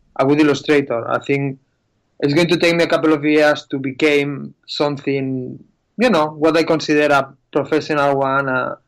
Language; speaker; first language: English; non-native, fluent; Spanish